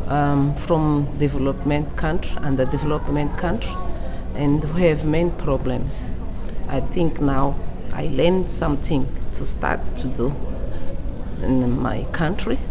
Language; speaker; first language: English; non-native, learner; Portuguese